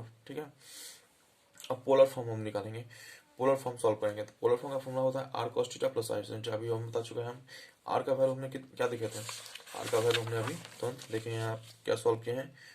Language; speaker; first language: Hindi; native; Hindi